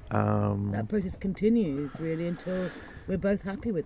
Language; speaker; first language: English; native; English